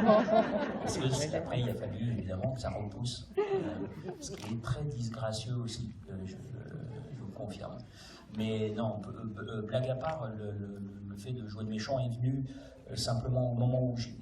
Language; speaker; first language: French; native; French